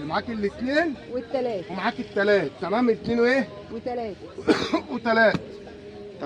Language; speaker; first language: Arabic; native; Arabic